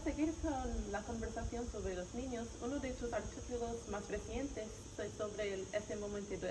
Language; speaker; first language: Spanish; non-native, learner; English